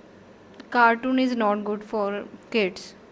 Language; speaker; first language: English; non-native, learner; Hindi